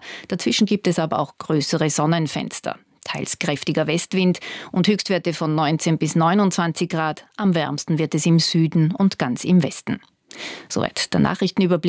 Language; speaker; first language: German; native; German